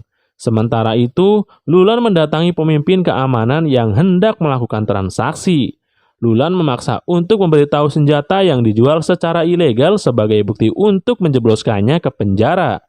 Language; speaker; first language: Indonesian; native; Indonesian